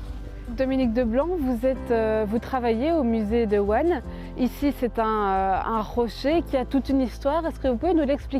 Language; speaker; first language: French; native; French